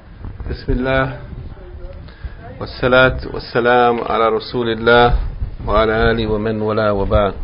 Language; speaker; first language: Arabic; non-native, fluent; English